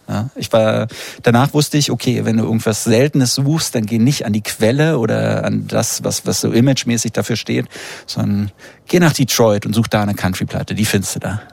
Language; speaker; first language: German; native; German